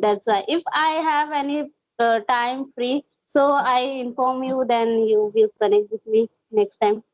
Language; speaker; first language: English; non-native, learner; Hindi